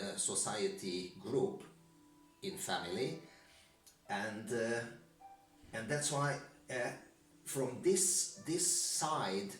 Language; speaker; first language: English; non-native, learner; Hungarian